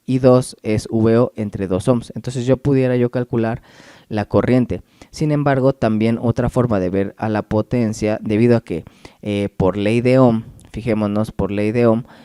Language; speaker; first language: Spanish; native; Spanish